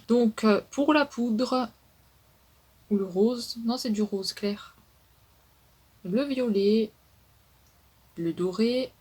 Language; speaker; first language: French; native; French